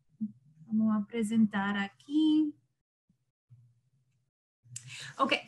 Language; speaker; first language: Portuguese; non-native, learner; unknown